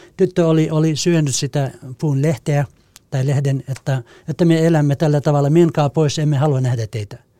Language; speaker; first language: Finnish; non-native, fluent; Kurdish